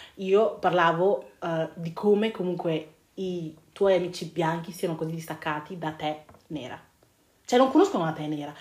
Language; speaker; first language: Italian; early bilingual, other home language; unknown